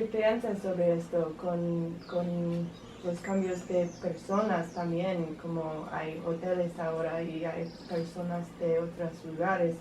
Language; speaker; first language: Spanish; non-native, learner; English